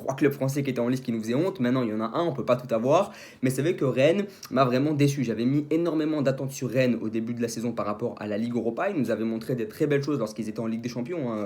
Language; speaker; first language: French; native; French